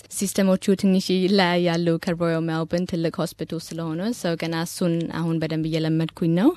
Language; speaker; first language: Amharic; early bilingual, heritage; Amharic